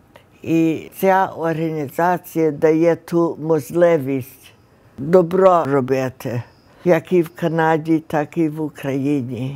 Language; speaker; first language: Ukrainian; early bilingual, heritage; Ukrainian